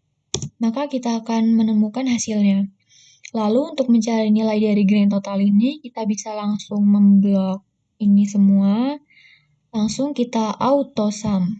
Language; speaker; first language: Indonesian; native; Indonesian